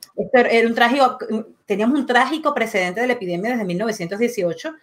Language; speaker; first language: Spanish; native; Spanish